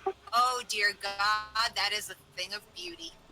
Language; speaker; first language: English; native; English